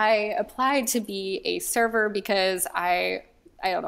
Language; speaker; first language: English; native; English